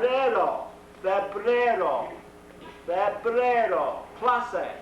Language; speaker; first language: Spanish; non-native, fluent; English